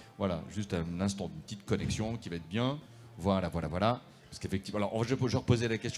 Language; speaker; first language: French; native; French